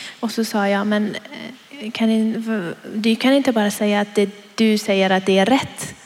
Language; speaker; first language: Swedish; non-native, fluent; Persian